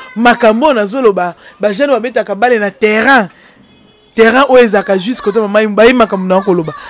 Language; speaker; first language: French; non-native, local second language; Lingala